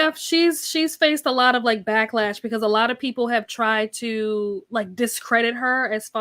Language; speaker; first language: English; native; English